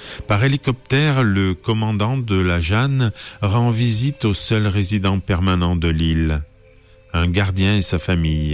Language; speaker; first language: French; native; French